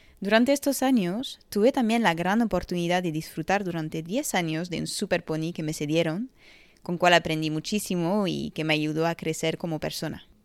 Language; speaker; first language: Spanish; non-native, fluent; French